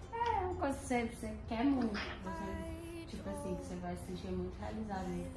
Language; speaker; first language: Portuguese; native; Portuguese